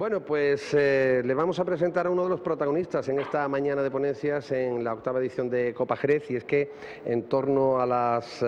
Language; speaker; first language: Spanish; native; Spanish